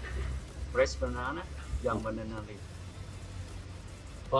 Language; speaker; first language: English; non-native, learner; Thai